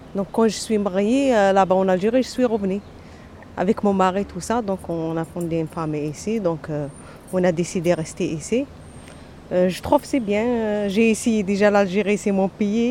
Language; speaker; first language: French; non-native, local second language; Arabic